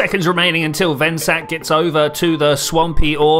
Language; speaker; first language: English; native; English